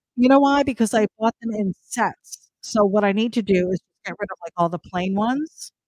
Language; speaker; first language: English; native; English